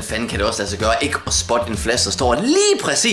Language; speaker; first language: Danish; native; Danish